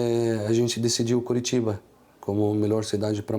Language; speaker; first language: Portuguese; non-native, fluent; Arabic